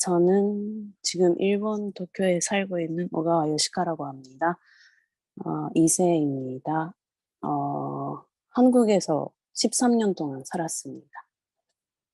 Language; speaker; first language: Korean; non-native, fluent; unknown